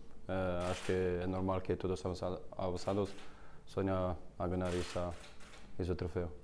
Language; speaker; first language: Portuguese; non-native, learner; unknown